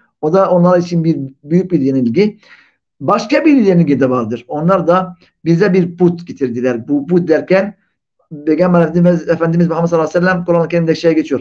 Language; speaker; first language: Turkish; non-native, fluent; Arabic